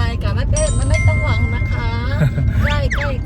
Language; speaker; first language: Thai; non-native, learner; Korean